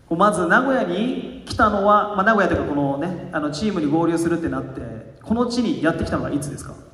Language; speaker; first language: Japanese; native; Japanese